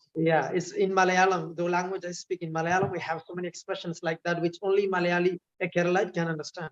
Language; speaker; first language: English; non-native, local second language; Malayalam